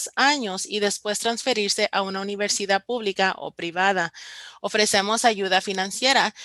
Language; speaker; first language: Spanish; early bilingual, heritage; Spanish